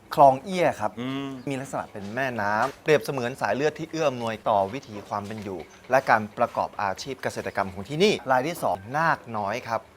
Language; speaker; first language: Thai; native; Thai